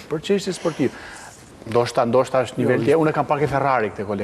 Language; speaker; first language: Albanian; native; Albanian